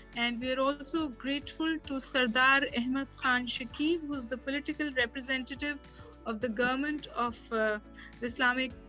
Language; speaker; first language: English; non-native, local second language; Urdu